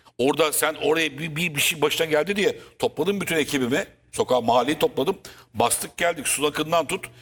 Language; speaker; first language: Turkish; native; Turkish